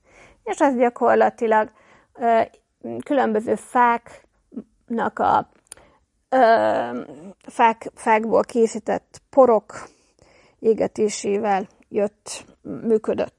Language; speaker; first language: Hungarian; native; Hungarian